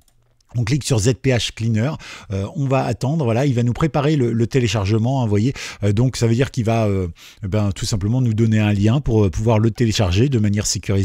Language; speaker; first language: French; native; French